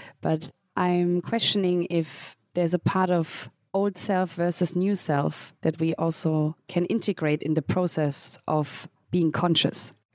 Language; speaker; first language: English; non-native, fluent; German